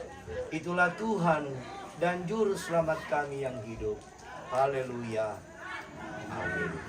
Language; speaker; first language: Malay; non-native, local second language; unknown